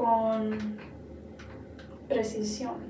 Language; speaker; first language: Spanish; non-native, learner; English